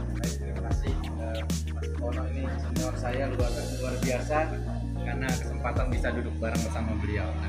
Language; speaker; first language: Indonesian; native; Indonesian